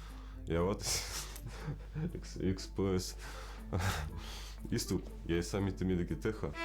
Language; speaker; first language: Estonian; non-native, local second language; Russian